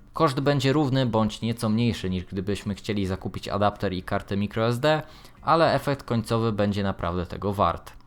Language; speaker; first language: Polish; native; Polish